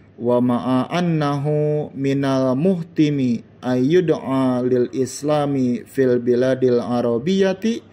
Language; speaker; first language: Arabic; non-native, fluent; Indonesian